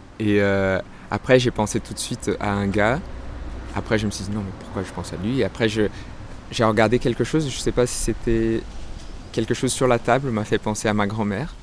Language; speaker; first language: French; non-native, fluent; Portuguese